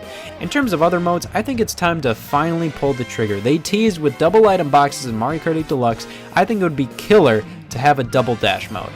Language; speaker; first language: English; native; English